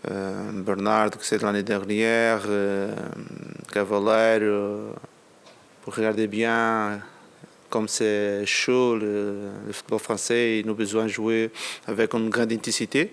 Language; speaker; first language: French; non-native, learner; Portuguese